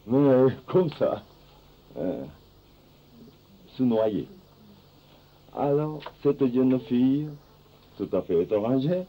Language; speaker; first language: French; non-native, fluent; Japanese